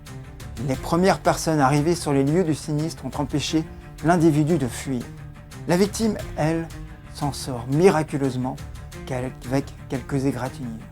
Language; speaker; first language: French; native; French